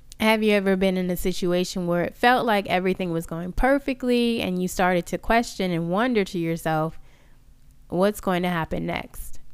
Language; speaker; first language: English; native; English